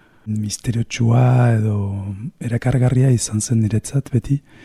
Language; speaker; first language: Basque; non-native, fluent; Spanish